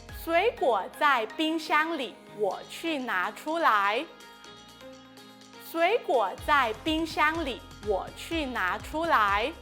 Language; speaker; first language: Chinese; non-native, learner; Thai